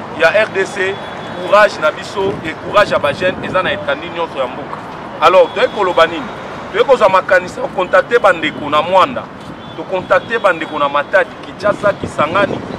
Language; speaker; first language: Lingala; non-native, local second language; Kongo